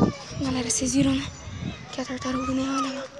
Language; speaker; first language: Portuguese; native; Portuguese